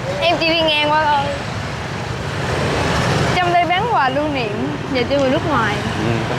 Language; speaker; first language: Vietnamese; native; Vietnamese